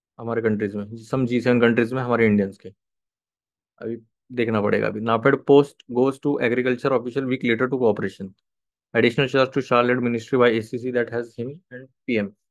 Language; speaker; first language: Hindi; non-native, local second language; Marathi